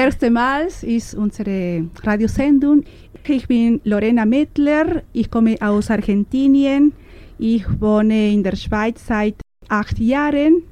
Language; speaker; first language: German; non-native, learner; Spanish